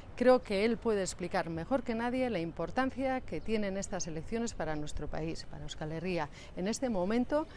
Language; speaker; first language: Spanish; native; Spanish